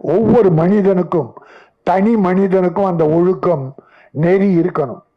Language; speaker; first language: Tamil; native; Tamil